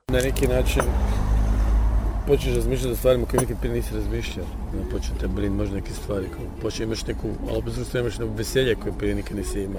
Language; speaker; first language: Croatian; early bilingual, heritage; Croatian